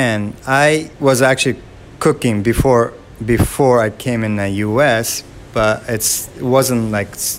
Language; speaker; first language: English; non-native, fluent; Japanese